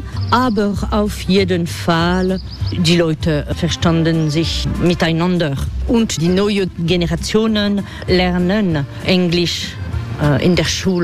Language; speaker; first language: German; non-native, fluent; French